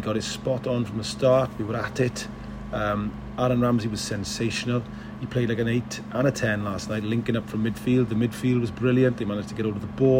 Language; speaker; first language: English; native; English